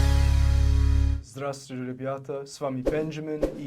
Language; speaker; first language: Russian; non-native, learner; English